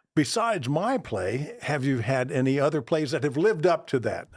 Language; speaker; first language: English; native; English